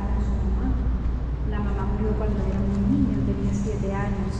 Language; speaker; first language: Spanish; native; Spanish